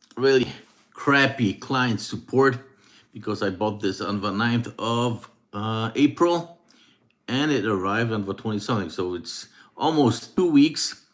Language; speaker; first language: English; non-native, fluent; Polish